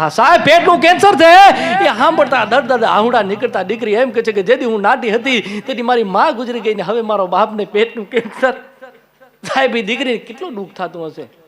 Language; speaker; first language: Gujarati; non-native, local second language; Kachhi